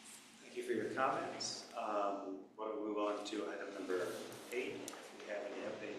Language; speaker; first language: English; native; English